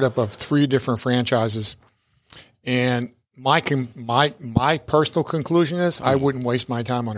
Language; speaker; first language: English; early bilingual, other home language; Italian